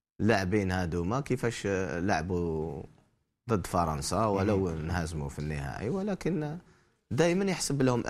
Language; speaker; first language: Arabic; native; Arabic